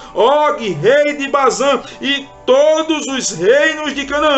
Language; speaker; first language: Portuguese; native; Portuguese